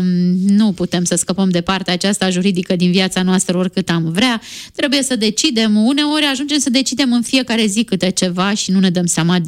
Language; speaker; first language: Romanian; native; Romanian